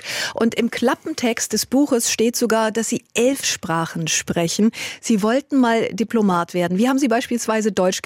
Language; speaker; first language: German; native; German